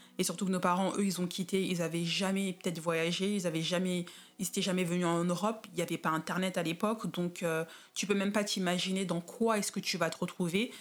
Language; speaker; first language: French; native; French